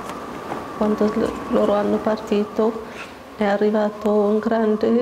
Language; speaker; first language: Italian; non-native, learner; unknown